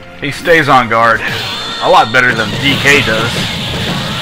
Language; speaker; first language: English; native; English